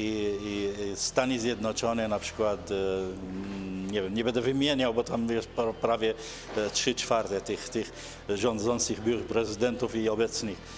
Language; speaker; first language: Polish; non-native, fluent; Arabic